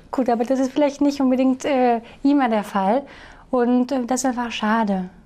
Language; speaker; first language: German; non-native, fluent; French